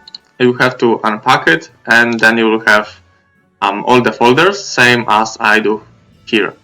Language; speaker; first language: English; non-native, fluent; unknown